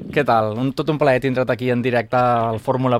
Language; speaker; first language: Catalan; native; Catalan